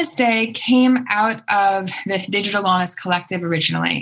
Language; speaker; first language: English; native; English